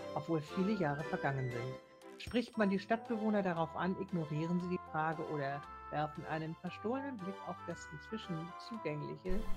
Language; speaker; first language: German; native; German